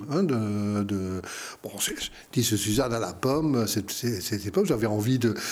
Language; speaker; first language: French; non-native, local second language; Dutch